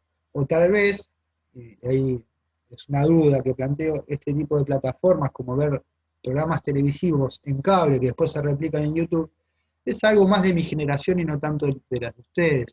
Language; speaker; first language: Spanish; native; Spanish